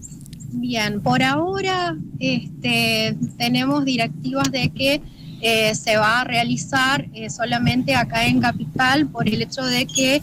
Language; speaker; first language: Spanish; native; Spanish